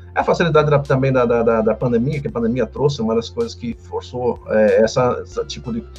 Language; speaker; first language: Portuguese; native; Portuguese